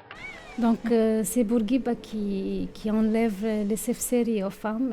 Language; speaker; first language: French; non-native, local second language; Arabic